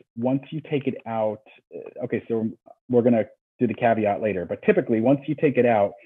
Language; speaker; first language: English; native; English